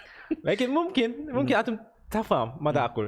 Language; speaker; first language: Arabic; non-native, learner; Korean